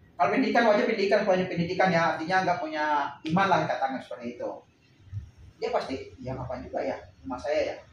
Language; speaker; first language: Indonesian; non-native, local second language; Minangkabau